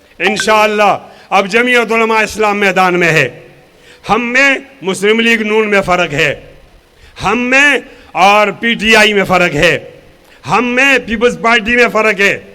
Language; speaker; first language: Urdu; non-native, local second language; Pashto